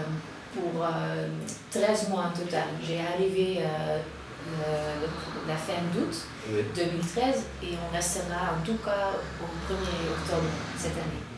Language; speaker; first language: French; non-native, fluent; Dutch